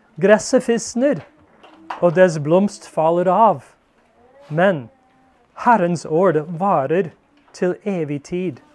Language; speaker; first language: Norwegian; non-native, fluent; English